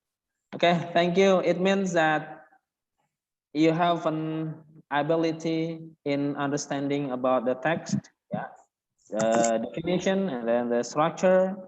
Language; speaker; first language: English; non-native, fluent; Indonesian